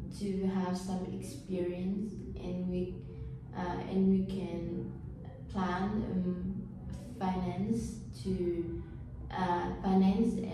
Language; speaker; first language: English; non-native, learner; Vietnamese